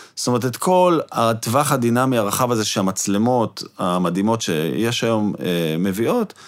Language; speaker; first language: Hebrew; native; Hebrew